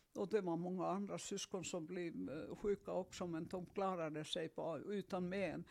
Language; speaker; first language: Swedish; non-native, fluent; Finnish